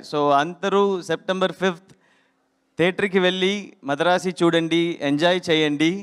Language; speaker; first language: Telugu; non-native, learner; Tamil